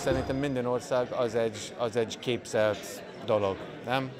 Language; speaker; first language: Hungarian; non-native, fluent; English